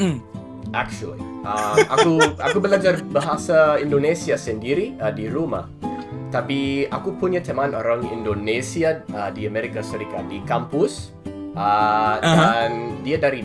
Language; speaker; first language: Indonesian; non-native, learner; English